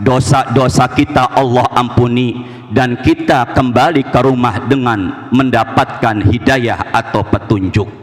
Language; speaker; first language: Indonesian; native; Indonesian